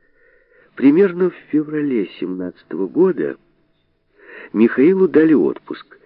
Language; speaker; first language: Russian; native; Russian